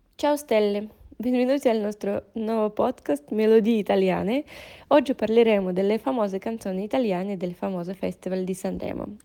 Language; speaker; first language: Italian; non-native, fluent; Russian